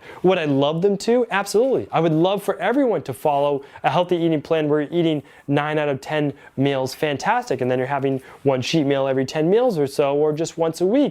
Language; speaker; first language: English; native; English